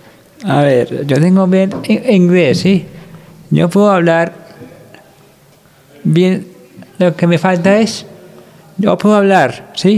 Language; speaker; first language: Spanish; non-native, local second language; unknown